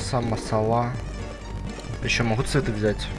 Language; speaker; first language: Russian; native; Russian